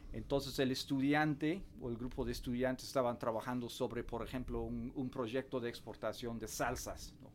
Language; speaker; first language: Spanish; non-native, fluent; English